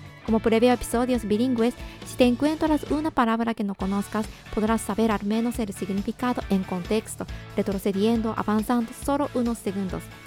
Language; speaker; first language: Spanish; non-native, fluent; Japanese